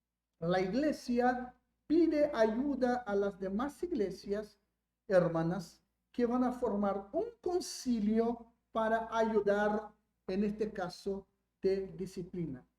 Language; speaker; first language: Spanish; non-native, fluent; Portuguese